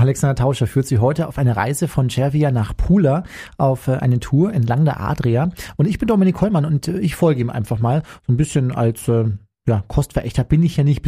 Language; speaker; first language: German; native; German